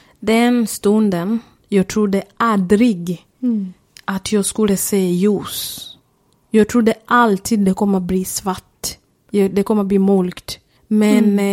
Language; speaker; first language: Swedish; non-native, fluent; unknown